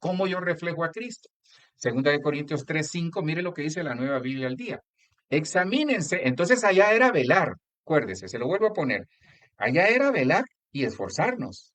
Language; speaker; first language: Spanish; native; Spanish